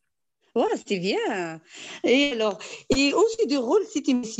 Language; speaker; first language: French; non-native, learner; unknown